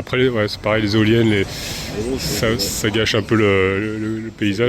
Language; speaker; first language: French; native; French